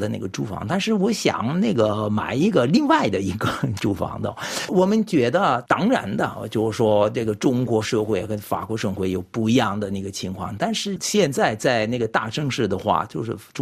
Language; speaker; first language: Chinese; non-native, fluent; French